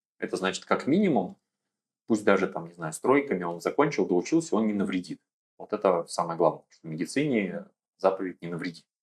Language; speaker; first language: Russian; native; Russian